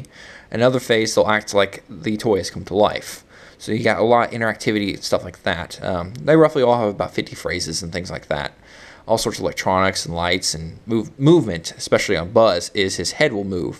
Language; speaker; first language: English; native; English